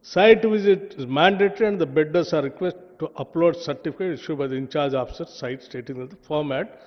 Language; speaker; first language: English; non-native, local second language; Telugu